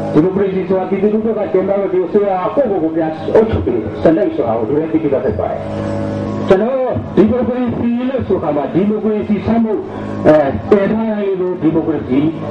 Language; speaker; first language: Burmese; native; Burmese